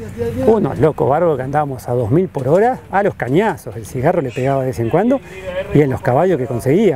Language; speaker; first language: Spanish; native; Spanish